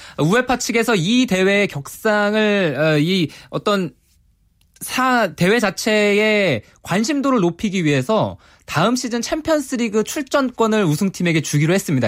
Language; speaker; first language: Korean; native; Korean